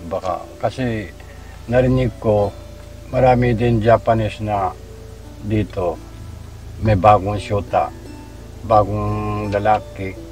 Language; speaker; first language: Filipino; non-native, learner; Japanese